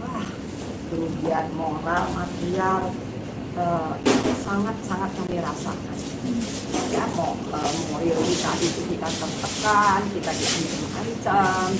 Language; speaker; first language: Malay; non-native, local second language; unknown